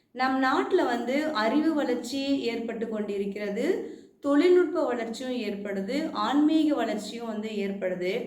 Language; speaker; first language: Tamil; native; Tamil